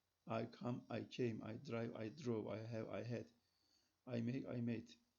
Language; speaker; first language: English; non-native, fluent; Turkish